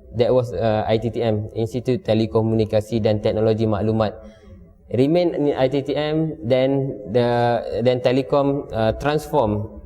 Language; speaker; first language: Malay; native; Malay